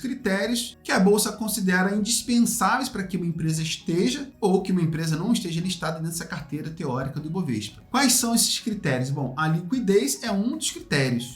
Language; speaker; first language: Portuguese; native; Portuguese